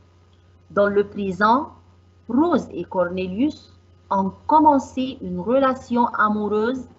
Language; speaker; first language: French; non-native, fluent; Arabic